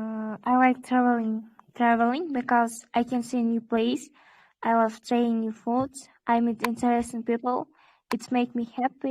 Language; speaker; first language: English; non-native, learner; Kyrgyz